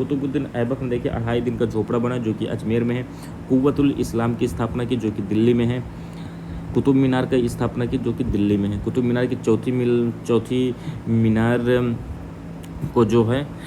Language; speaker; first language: Hindi; native; Hindi